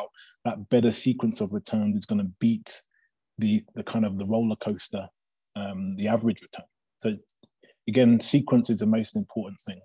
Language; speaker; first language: English; native; English